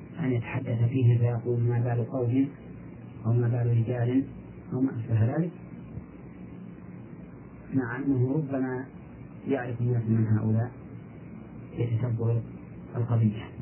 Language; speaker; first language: Arabic; native; Arabic